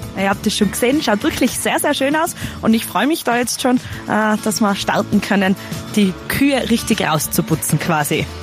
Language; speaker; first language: German; native; German